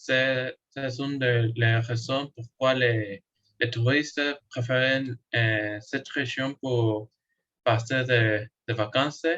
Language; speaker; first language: French; non-native, learner; Spanish